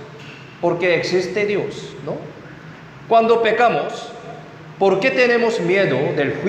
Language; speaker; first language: Spanish; non-native, fluent; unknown